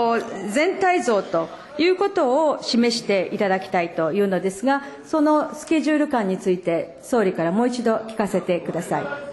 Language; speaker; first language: Japanese; native; Japanese